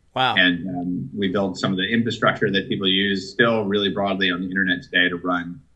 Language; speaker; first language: English; native; English